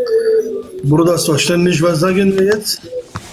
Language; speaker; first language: German; non-native, learner; Turkish